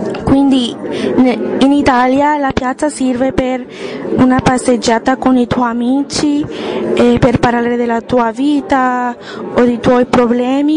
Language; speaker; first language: Italian; non-native, learner; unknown